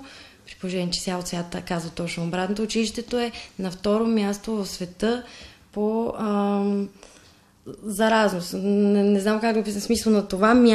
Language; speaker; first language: Bulgarian; native; Bulgarian